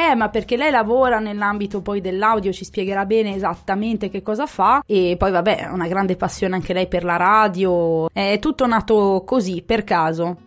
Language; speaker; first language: Italian; native; Italian